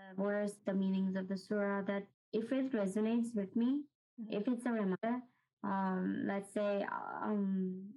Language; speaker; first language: English; non-native, local second language; Urdu